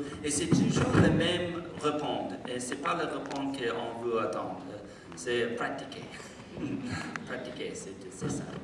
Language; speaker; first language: French; non-native, learner; English